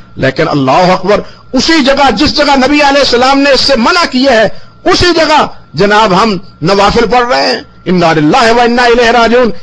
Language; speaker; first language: Urdu; non-native, local second language; Punjabi